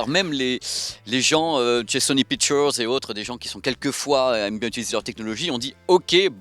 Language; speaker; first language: French; native; French